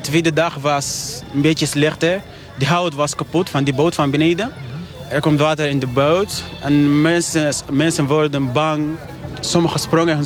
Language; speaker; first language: Dutch; non-native, learner; Arabic